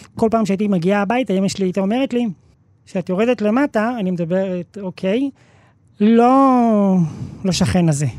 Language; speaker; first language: Hebrew; native; Hebrew